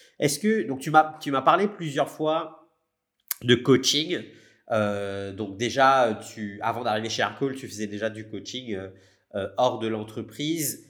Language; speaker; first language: French; native; French